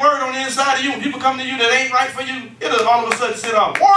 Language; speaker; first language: English; native; English